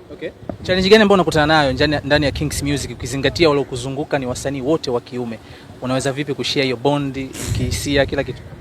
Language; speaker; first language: Swahili; native; Swahili